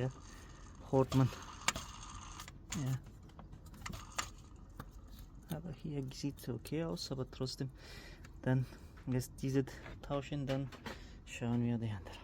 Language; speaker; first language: German; non-native, learner; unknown